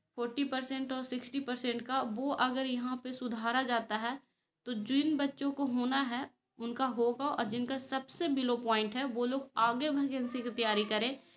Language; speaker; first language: Hindi; native; Hindi